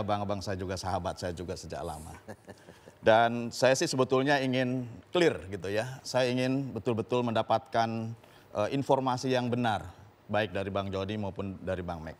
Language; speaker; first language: Indonesian; native; Indonesian